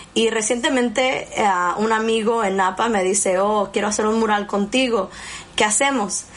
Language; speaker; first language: Spanish; early bilingual, heritage; Spanish